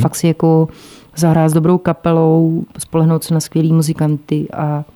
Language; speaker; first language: Czech; native; Czech